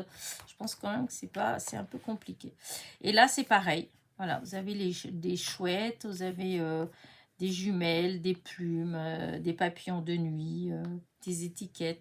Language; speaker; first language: French; native; French